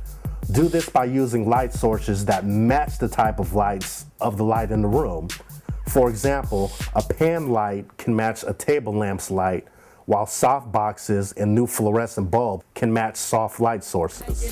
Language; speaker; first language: English; native; English